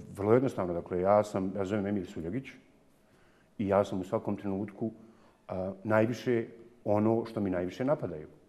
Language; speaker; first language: Bosnian; native; Bosnian